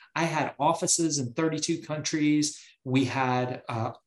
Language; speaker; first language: English; early bilingual, other home language; Persian